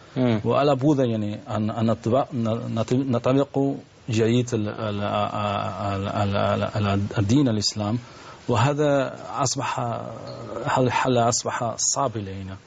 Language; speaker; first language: Arabic; non-native, learner; Spanish